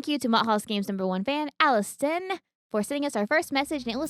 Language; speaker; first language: English; native; English